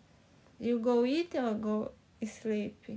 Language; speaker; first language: English; non-native, learner; Portuguese